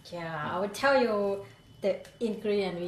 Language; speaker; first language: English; non-native, learner; Thai